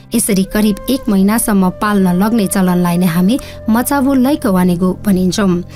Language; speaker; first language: Nepali; non-native, local second language; Newari